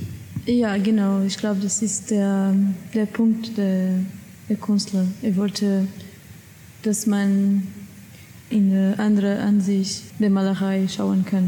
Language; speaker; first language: German; non-native, learner; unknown